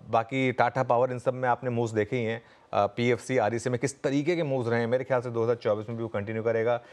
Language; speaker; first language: Hindi; native; Hindi